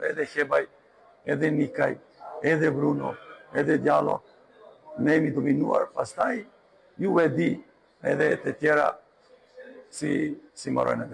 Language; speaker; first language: Albanian; non-native, learner; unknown